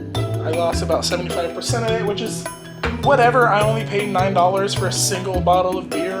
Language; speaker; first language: English; native; English